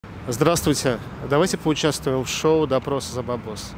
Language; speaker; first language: Russian; native; Russian